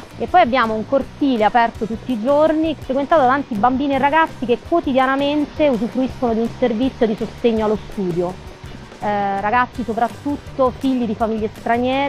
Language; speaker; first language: Italian; native; Italian